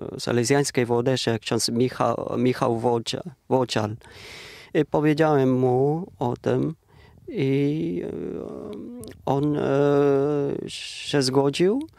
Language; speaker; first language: Polish; non-native, learner; Vietnamese